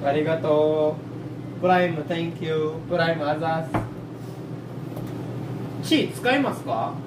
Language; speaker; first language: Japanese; non-native, fluent; Filipino